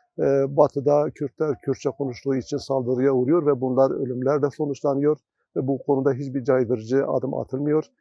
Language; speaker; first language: Turkish; non-native, local second language; Kurdish